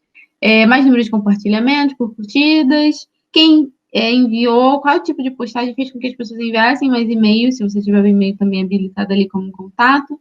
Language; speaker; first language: Portuguese; native; Portuguese